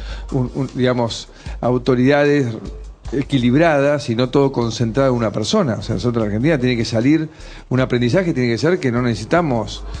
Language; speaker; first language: Spanish; native; Spanish